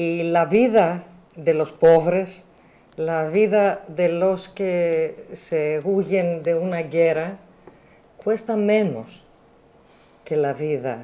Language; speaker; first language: Spanish; non-native, learner; Greek